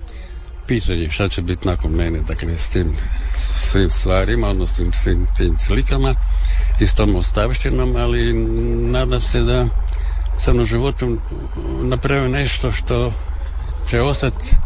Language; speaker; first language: Serbian; native; Serbian